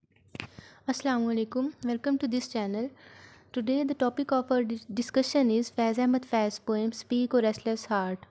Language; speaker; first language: English; non-native, local second language; Urdu